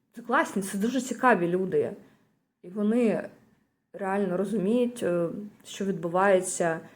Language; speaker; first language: Ukrainian; native; Ukrainian